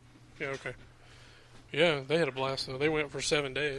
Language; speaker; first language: English; native; English